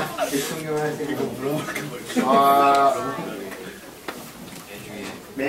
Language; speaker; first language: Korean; early bilingual, heritage; Korean